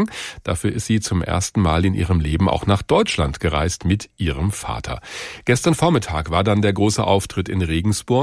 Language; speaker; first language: German; native; German